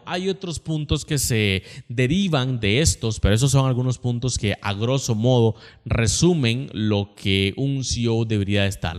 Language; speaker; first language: Spanish; native; Spanish